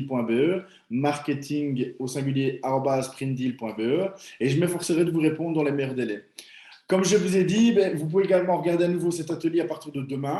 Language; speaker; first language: French; native; French